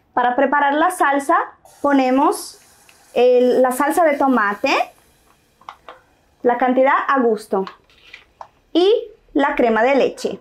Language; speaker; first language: Spanish; non-native, fluent; Portuguese